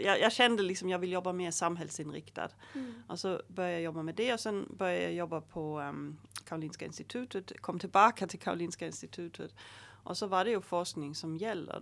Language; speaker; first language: Swedish; native; Swedish